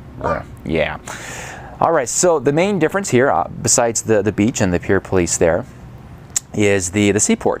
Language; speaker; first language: English; native; English